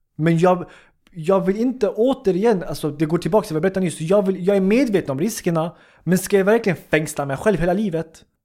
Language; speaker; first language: Swedish; early bilingual, other home language; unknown